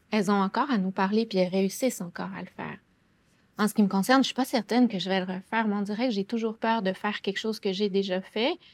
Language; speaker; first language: French; native; French